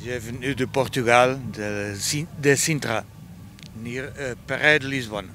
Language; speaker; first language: French; non-native, learner; Portuguese